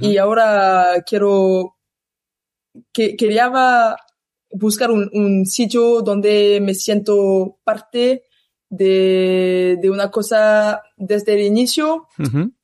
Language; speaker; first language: Spanish; non-native, learner; French